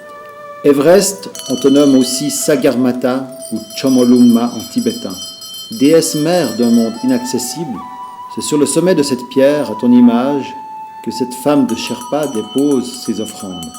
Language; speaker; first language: French; native; French